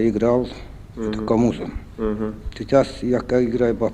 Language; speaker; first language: Russian; non-native, local second language; Yakut